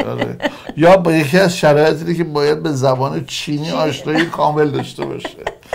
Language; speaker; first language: Persian; native; Persian